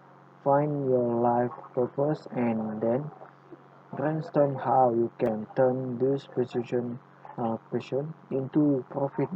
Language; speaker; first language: English; non-native, local second language; Malay